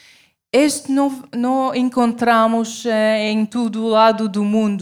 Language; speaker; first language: Portuguese; non-native, fluent; Arabic